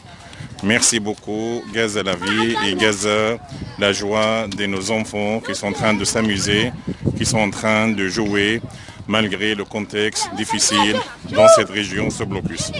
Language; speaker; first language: French; non-native, fluent; Arabic